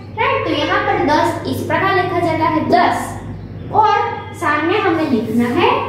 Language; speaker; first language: Hindi; non-native, local second language; Gujarati